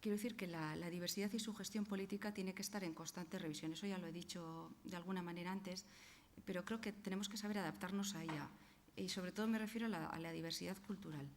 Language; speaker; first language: Spanish; non-native, local second language; Basque